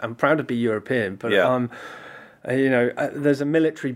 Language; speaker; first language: English; native; English